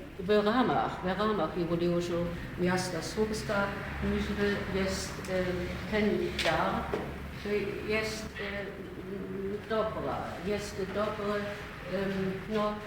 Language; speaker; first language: Polish; non-native, learner; German